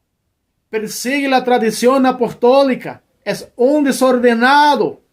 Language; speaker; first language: Spanish; non-native, learner; Portuguese